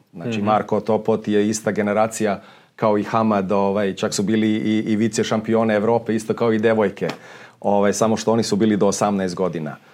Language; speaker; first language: Serbian; early bilingual, heritage; Serbian